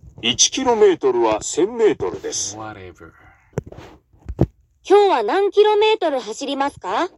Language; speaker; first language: Japanese; non-native, learner; English